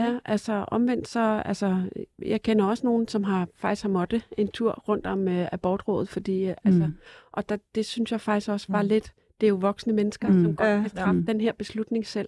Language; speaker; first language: Danish; native; Danish